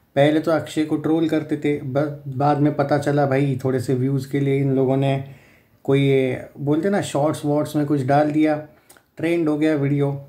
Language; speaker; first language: Hindi; non-native, local second language; Marathi